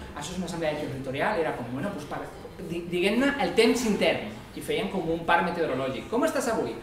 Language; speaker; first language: Catalan; non-native, local second language; Spanish